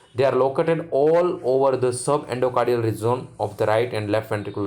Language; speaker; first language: English; non-native, local second language; Gujarati